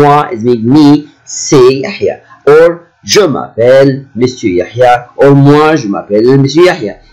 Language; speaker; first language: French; non-native, fluent; Arabic